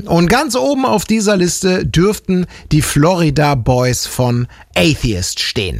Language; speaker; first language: German; native; German